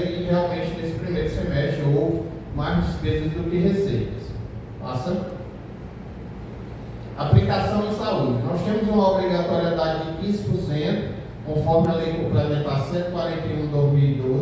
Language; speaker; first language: Portuguese; native; Portuguese